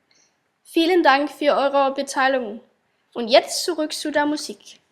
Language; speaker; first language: German; non-native, learner; Danish